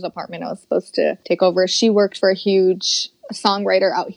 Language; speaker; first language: English; native; English